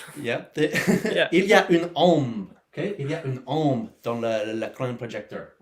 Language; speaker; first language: French; non-native, learner; English